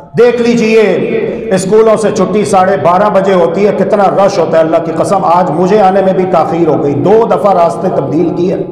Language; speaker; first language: Urdu; non-native, local second language; Punjabi